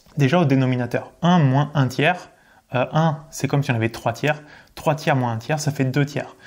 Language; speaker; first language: French; native; French